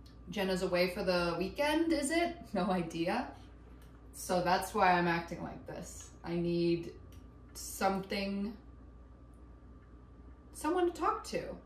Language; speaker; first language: English; native; English